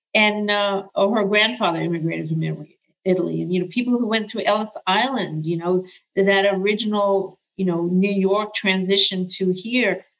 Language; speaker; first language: English; early bilingual, other home language; Arabic